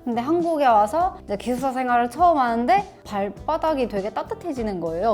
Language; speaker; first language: Korean; non-native, fluent; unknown